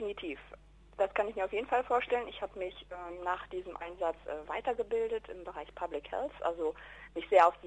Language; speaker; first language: German; native; German